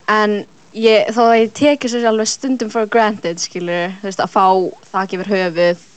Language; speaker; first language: Icelandic; early bilingual, other home language; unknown